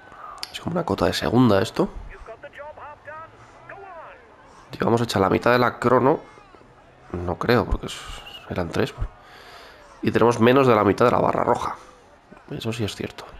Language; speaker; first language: Spanish; native; Spanish